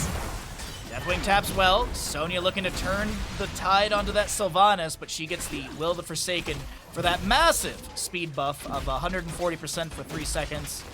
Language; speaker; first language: English; native; English